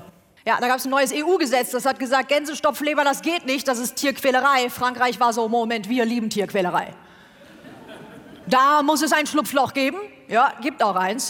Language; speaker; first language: German; native; German